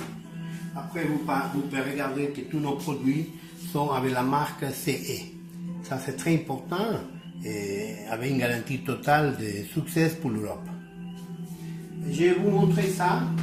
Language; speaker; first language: French; non-native, learner; Spanish